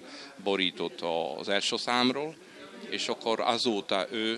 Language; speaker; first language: Hungarian; non-native, fluent; Italian